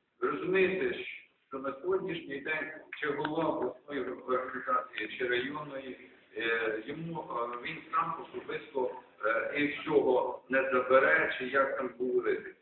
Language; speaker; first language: Ukrainian; native; Ukrainian